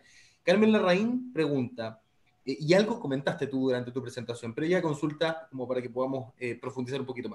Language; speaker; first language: Spanish; native; Spanish